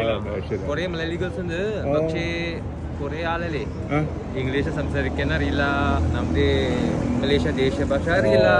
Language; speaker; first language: Malayalam; non-native, learner; Chinese